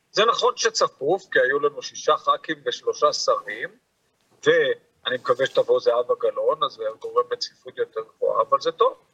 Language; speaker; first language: Hebrew; native; Hebrew